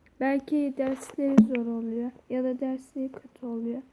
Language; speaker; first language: Turkish; early bilingual, heritage; Turkish